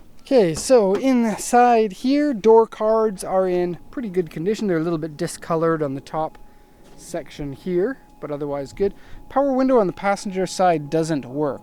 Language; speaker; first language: English; native; English